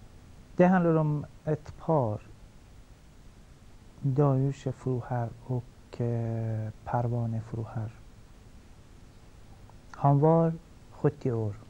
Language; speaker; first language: Swedish; non-native, fluent; Persian